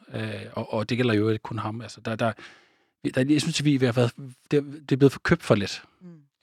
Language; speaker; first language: Danish; native; Danish